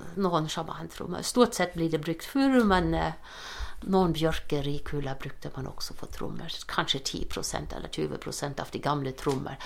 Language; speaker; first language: Norwegian; non-native, fluent; German